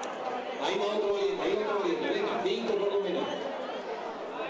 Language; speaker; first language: Spanish; native; Spanish